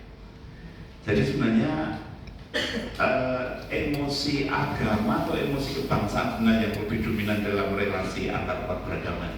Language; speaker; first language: Indonesian; native; Indonesian